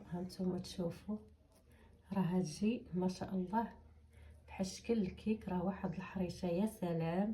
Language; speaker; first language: Arabic; native; Arabic